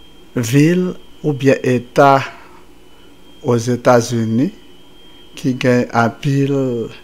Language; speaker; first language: French; non-native, local second language; Haitian Creole